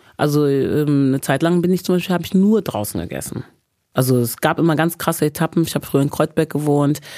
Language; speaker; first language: German; early bilingual, other home language; English